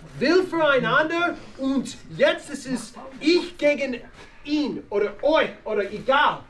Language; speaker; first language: German; non-native, learner; English